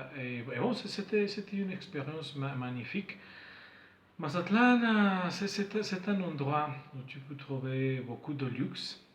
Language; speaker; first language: French; non-native, fluent; Spanish